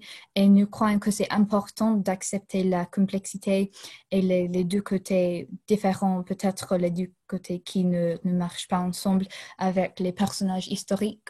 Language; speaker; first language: French; non-native, fluent; English